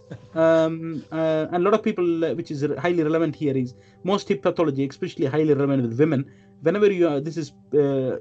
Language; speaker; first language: English; non-native, local second language; Malayalam